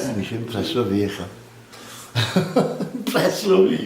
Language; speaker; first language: Welsh; native; Welsh